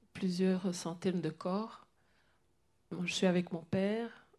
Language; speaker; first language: French; non-native, local second language; Kinyarwanda